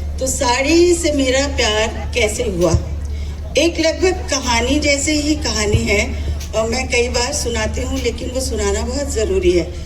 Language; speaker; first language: Hindi; non-native, local second language; Odia